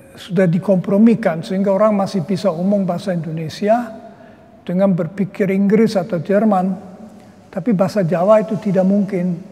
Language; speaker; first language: Indonesian; non-native, fluent; German